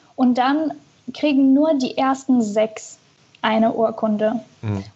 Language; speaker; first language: German; early bilingual, other home language; Russian